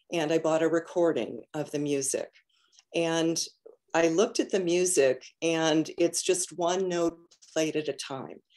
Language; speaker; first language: English; native; English